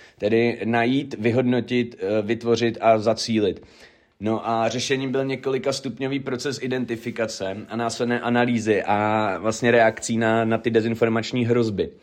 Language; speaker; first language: Czech; native; Czech